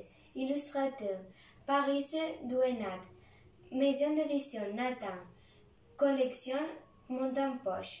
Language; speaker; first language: French; non-native, learner; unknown